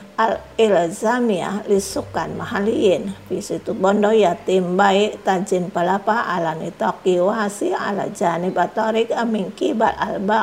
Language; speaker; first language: Arabic; non-native, fluent; Indonesian